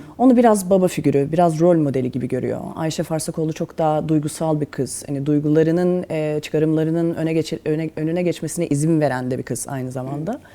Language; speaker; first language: Turkish; native; Turkish